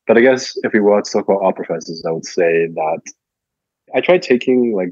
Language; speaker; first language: English; native; English